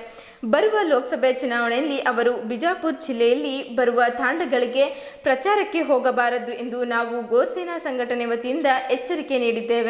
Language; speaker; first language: Kannada; native; Kannada